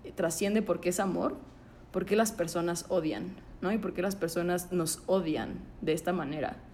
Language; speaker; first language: Spanish; native; Spanish